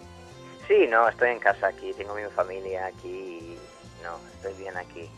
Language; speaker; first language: Spanish; non-native, fluent; English